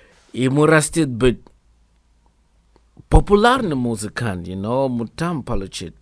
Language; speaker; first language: Russian; non-native, learner; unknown